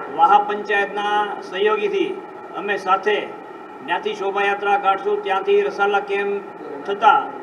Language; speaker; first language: Gujarati; non-native, local second language; Sindhi